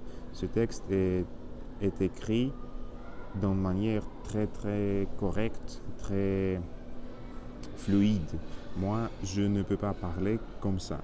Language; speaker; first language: French; non-native, learner; Spanish